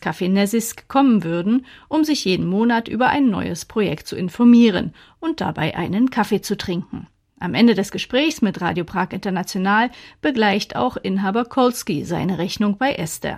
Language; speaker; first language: German; native; German